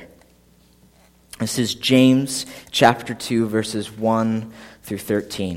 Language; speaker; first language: English; native; English